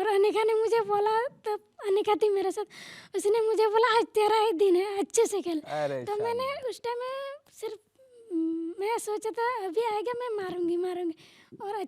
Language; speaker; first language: Hindi; non-native, local second language; Telugu